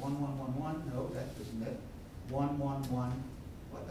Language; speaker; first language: English; non-native, fluent; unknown